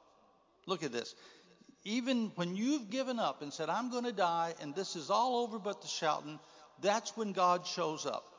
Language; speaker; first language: English; native; English